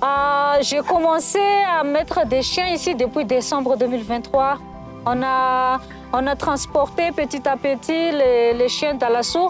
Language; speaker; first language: French; non-native, local second language; Malagasy